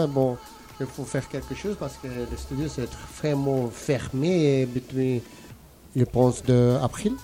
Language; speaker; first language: French; non-native, learner; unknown